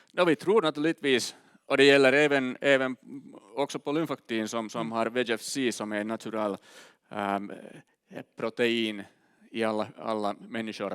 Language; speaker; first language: Swedish; non-native, learner; Finnish